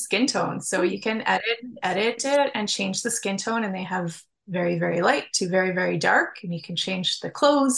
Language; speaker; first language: English; native; English